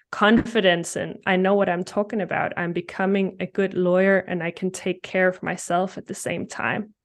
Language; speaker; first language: English; non-native, fluent; Danish